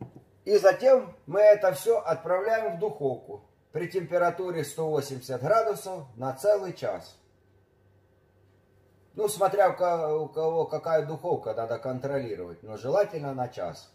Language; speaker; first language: Russian; native; Russian